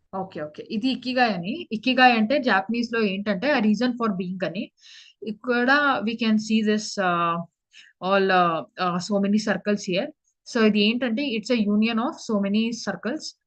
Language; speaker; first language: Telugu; early bilingual, heritage; Telugu